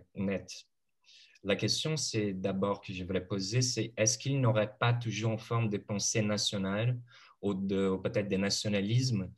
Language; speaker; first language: French; non-native, fluent; Portuguese